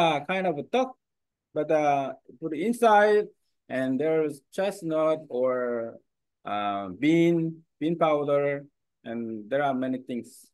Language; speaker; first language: English; non-native, learner; Korean